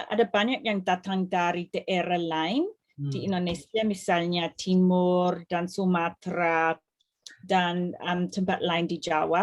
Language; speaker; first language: Indonesian; non-native, fluent; English